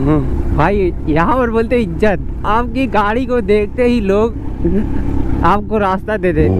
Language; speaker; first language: Hindi; native; Hindi